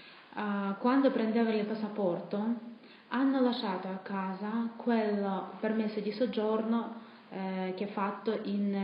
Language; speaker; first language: Italian; non-native, fluent; Russian